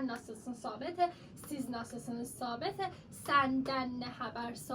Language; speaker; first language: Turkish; non-native, learner; Persian